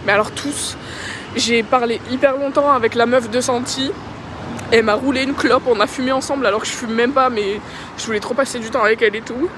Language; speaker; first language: French; native; French